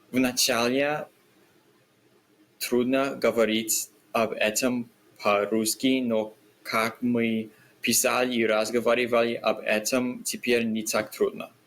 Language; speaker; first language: Russian; non-native, learner; English